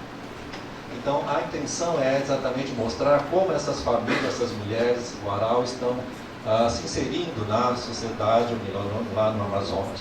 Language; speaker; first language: Portuguese; native; Portuguese